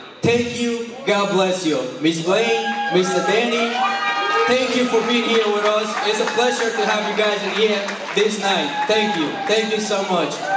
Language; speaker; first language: English; non-native, learner; Spanish